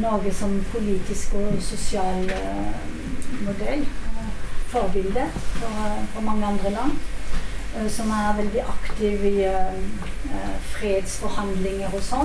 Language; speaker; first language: Norwegian; non-native, fluent; French